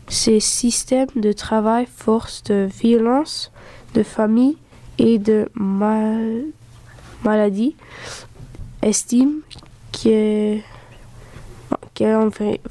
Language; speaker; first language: French; early bilingual, other home language; Dutch